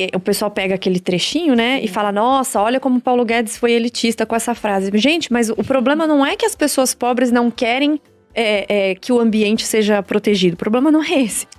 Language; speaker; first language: Portuguese; native; Portuguese